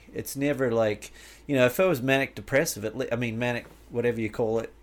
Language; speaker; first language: English; native; English